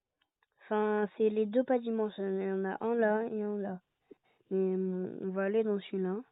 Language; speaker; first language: French; native; French